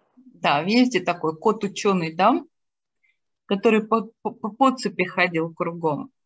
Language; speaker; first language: Russian; native; Russian